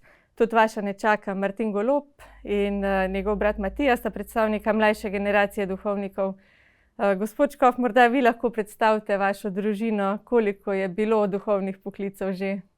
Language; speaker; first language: Slovenian; native; Slovenian